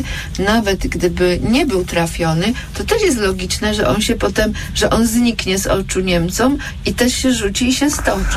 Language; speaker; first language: Polish; native; Polish